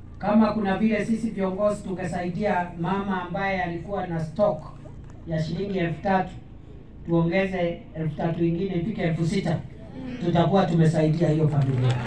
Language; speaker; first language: Swahili; non-native, local second language; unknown